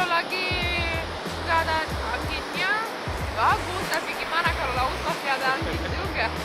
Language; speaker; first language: Indonesian; non-native, fluent; Romanian